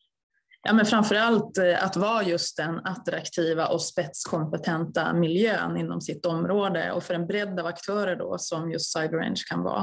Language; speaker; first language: Swedish; native; Swedish